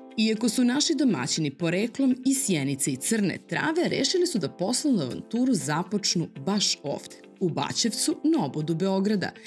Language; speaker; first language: Serbian; native; Serbian